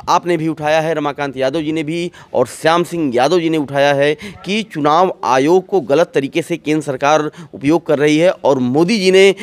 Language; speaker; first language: Hindi; native; Hindi